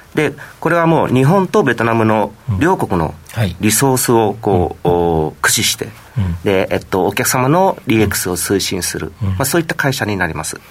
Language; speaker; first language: Japanese; non-native, fluent; Vietnamese